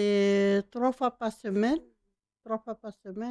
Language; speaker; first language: French; non-native, local second language; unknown